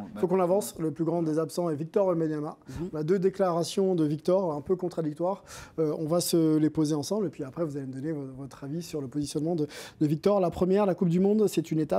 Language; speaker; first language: French; native; French